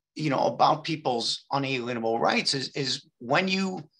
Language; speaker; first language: English; native; English